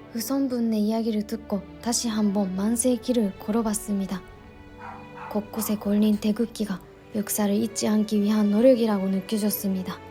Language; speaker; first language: Korean; non-native, fluent; Japanese